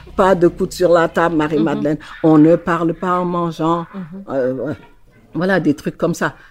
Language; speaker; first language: French; non-native, local second language; Wolof